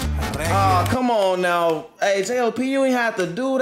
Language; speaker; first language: English; native; English